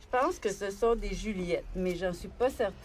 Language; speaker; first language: French; native; French